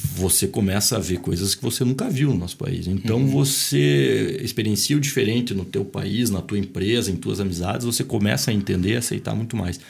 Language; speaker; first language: Portuguese; native; Portuguese